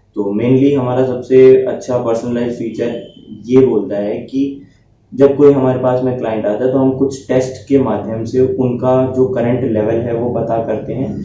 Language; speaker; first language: Hindi; native; Hindi